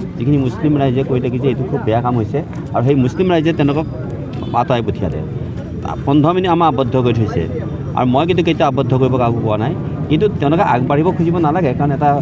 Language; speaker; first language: Assamese; native; Assamese